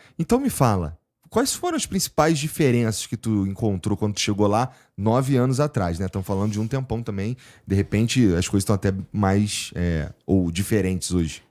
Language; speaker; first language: Portuguese; native; Portuguese